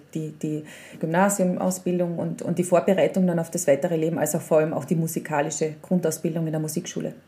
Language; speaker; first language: German; native; German